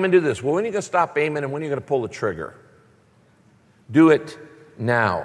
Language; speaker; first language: English; native; English